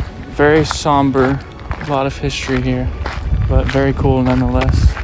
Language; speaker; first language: English; native; English